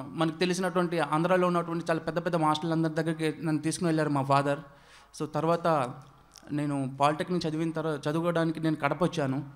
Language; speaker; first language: Telugu; non-native, local second language; Odia